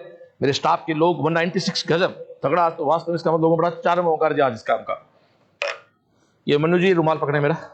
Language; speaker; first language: Hindi; native; Hindi